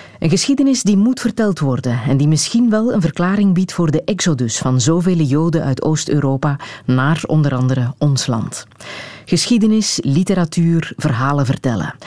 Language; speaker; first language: Dutch; native; Dutch